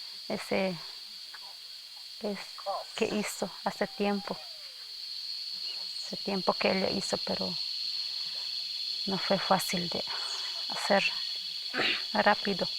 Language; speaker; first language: Spanish; non-native, local second language; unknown